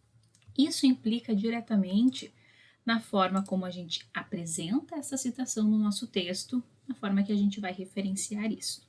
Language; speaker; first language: Portuguese; native; Portuguese